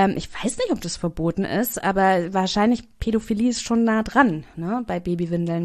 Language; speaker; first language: German; native; German